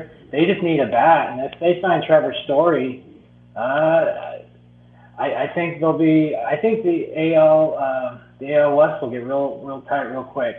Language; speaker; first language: English; native; English